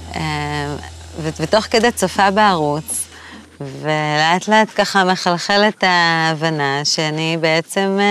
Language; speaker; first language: Hebrew; native; Hebrew